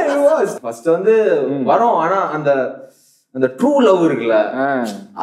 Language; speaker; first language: Tamil; native; Tamil